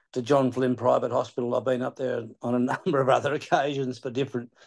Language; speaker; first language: English; native; English